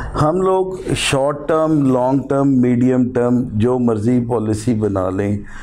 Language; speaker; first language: Urdu; native; Urdu